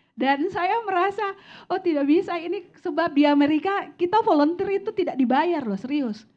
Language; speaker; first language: Indonesian; native; Indonesian